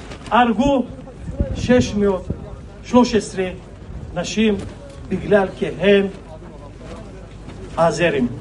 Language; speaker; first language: Hebrew; non-native, fluent; Azerbaijani